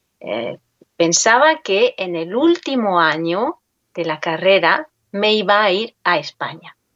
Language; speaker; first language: Spanish; non-native, fluent; French